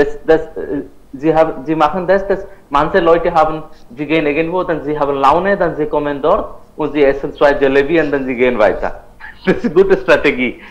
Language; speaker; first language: German; non-native, learner; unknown